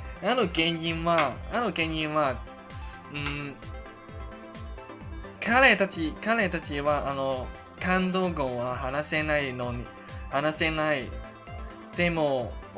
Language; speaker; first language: Japanese; non-native, learner; Cantonese